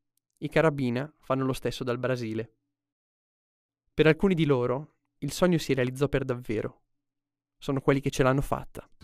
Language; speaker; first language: Italian; native; Italian